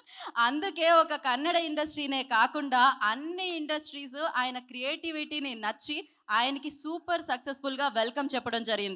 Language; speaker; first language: Telugu; native; Telugu